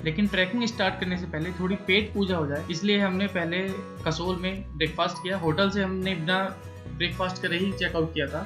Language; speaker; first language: Hindi; native; Hindi